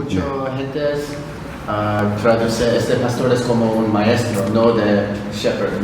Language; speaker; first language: Spanish; non-native, learner; Korean